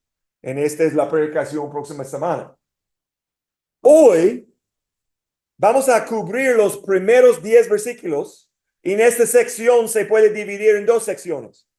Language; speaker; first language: Spanish; non-native, fluent; English